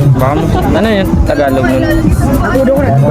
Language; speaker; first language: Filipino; non-native, local second language; Maranao